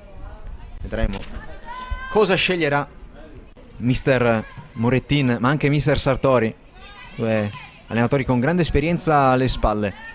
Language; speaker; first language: Italian; native; Italian